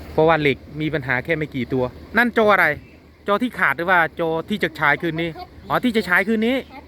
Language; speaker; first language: Thai; native; Thai